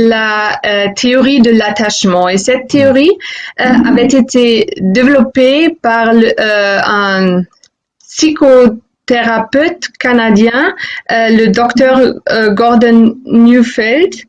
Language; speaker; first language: French; non-native, fluent; German